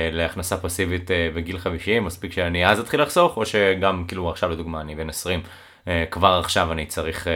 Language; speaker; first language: Hebrew; native; Hebrew